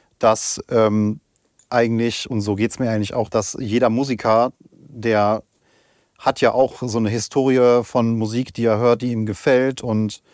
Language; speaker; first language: German; native; German